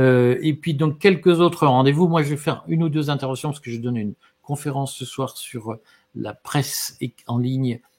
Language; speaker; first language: French; native; French